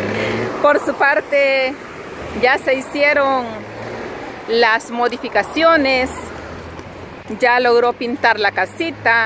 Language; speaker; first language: Spanish; native; Spanish